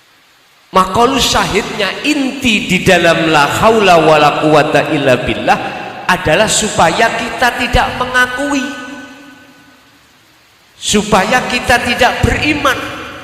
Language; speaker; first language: Indonesian; non-native, local second language; Javanese